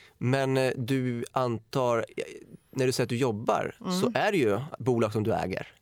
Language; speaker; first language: Swedish; early bilingual, other home language; Kurdish